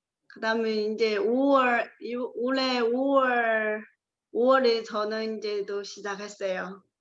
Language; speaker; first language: Korean; non-native, learner; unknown